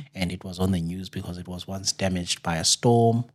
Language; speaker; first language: English; non-native, local second language; Xhosa